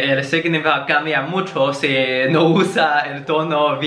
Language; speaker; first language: Spanish; non-native, learner; Chinese